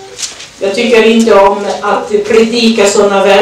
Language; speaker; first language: Swedish; non-native, learner; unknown